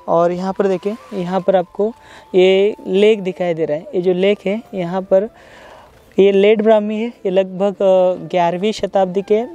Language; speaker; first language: Hindi; non-native, local second language; Marathi